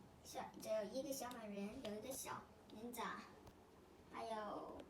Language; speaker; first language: Chinese; early bilingual, heritage; Chinese